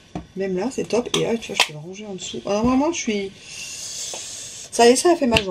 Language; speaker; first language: French; native; French